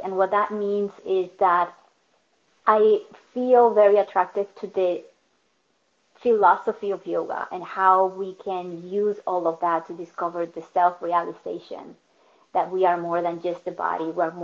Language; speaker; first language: English; non-native, fluent; Spanish